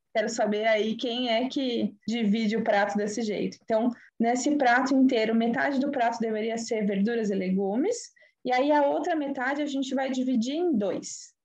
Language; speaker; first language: Portuguese; native; Portuguese